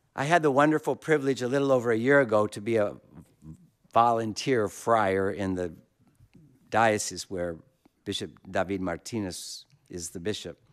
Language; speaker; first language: English; native; English